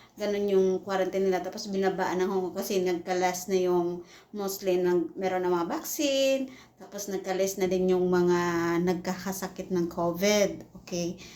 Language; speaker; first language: Filipino; non-native, local second language; Cebuano